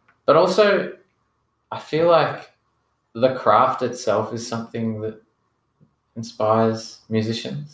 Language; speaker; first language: English; native; English